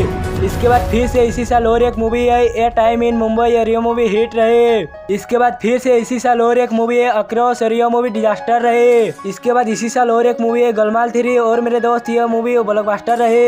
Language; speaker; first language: Hindi; non-native, local second language; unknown